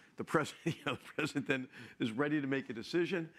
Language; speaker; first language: English; native; English